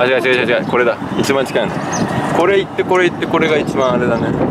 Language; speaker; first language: Japanese; native; Japanese